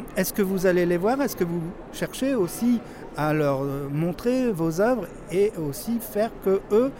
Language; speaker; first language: French; native; French